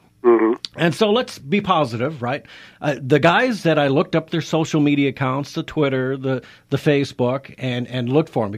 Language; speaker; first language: English; native; English